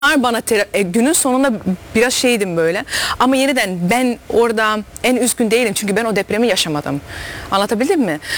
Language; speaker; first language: Turkish; early bilingual, heritage; Dutch